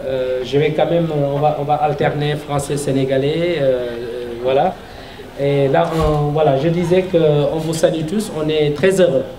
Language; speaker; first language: French; non-native, local second language; Wolof